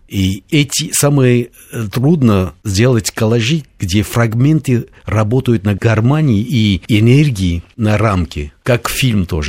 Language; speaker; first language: Russian; non-native, fluent; Armenian